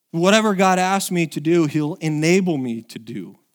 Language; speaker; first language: English; native; English